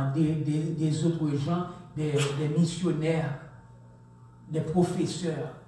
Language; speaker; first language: French; non-native, local second language; Haitian Creole